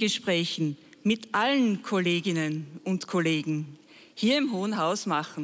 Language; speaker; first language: German; native; German